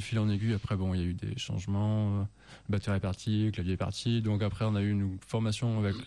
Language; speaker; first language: French; native; French